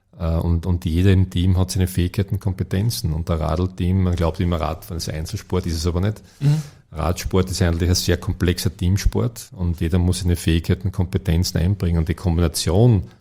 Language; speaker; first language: German; native; German